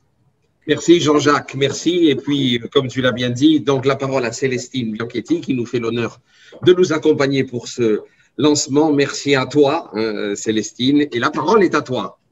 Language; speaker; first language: French; native; French